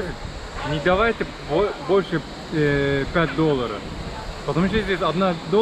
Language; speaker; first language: Russian; non-native, learner; Turkish